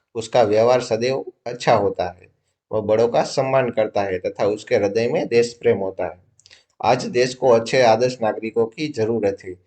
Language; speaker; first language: Hindi; non-native, local second language; Gujarati